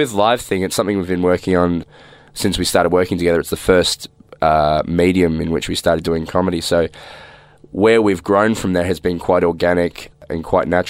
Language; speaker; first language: English; native; English